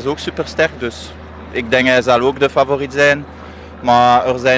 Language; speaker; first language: Dutch; non-native, local second language; French